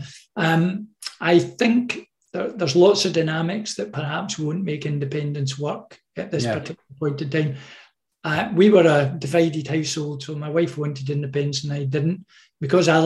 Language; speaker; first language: English; native; English